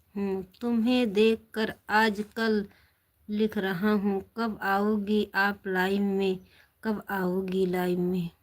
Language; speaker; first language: Hindi; native; Hindi